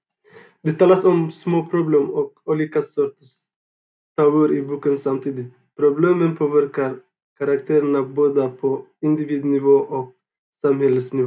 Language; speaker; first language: Swedish; non-native, learner; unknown